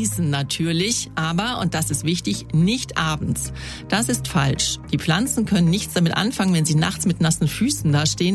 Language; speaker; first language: German; native; German